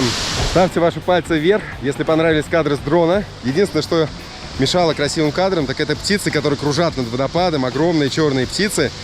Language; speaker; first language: Russian; native; Russian